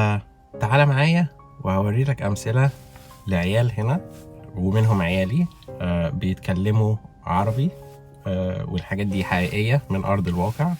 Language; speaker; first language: Arabic; native; Arabic